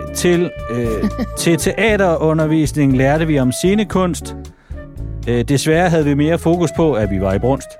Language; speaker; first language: Danish; native; Danish